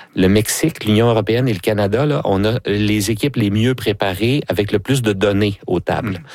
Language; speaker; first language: French; native; French